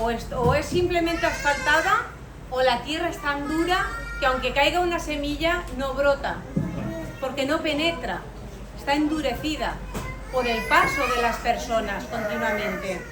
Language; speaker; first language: Spanish; native; Spanish